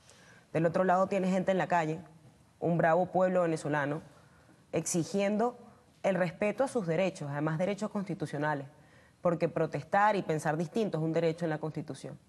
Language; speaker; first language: Spanish; native; Spanish